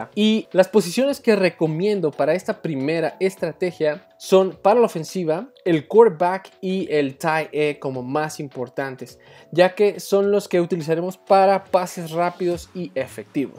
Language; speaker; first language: Spanish; native; Spanish